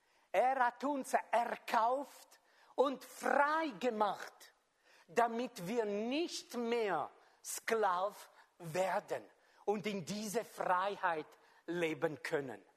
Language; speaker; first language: German; non-native, fluent; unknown